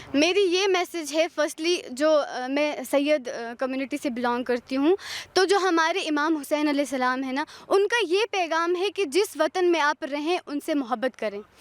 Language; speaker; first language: Hindi; non-native, local second language; Pahari-Potwari